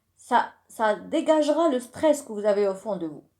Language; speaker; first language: French; non-native, local second language; Arabic